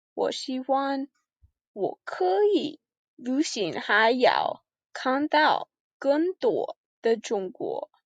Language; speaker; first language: Chinese; non-native, learner; English